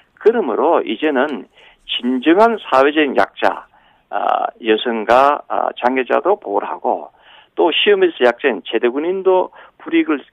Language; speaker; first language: Korean; native; Korean